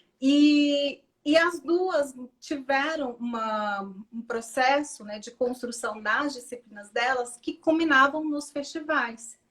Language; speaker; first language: Portuguese; native; Portuguese